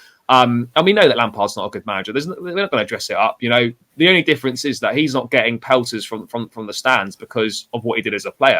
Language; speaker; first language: English; native; English